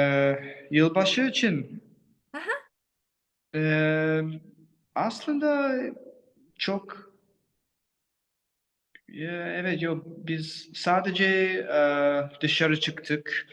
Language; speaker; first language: Turkish; non-native, learner; English